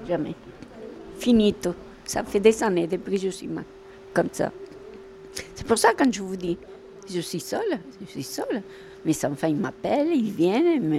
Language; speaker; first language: French; non-native, fluent; Spanish